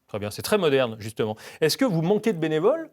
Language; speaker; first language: French; native; French